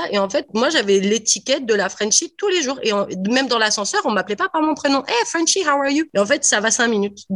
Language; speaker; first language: French; native; French